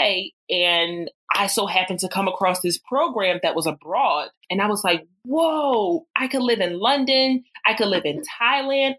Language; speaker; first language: English; native; English